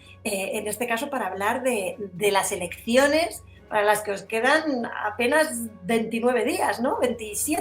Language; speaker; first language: Spanish; native; Spanish